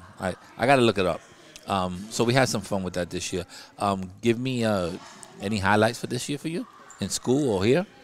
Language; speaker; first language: English; native; English